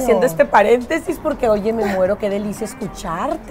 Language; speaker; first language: Spanish; native; Spanish